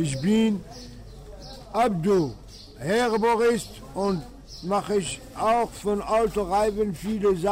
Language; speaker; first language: German; non-native, learner; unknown